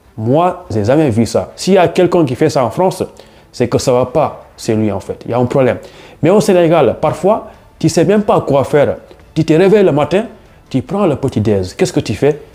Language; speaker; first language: French; non-native, local second language; Wolof